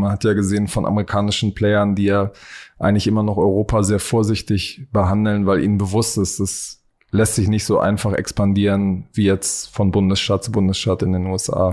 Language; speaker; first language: German; native; German